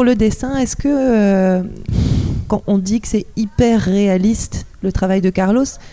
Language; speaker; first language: French; native; French